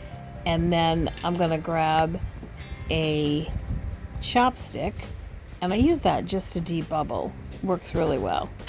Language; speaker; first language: English; native; English